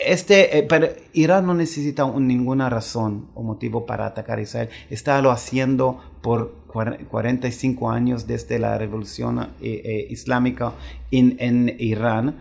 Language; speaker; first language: Spanish; non-native, fluent; Hebrew